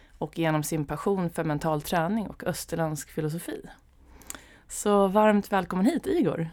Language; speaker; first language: Swedish; native; Swedish